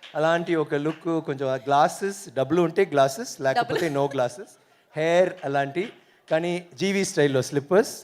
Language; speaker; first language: Telugu; non-native, learner; Tamil